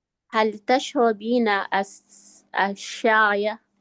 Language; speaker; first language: Arabic; non-native, learner; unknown